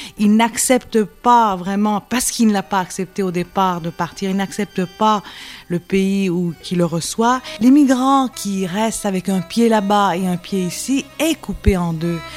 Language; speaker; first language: French; non-native, local second language; Arabic